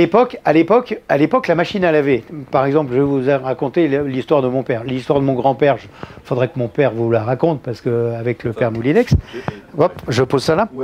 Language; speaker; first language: French; native; French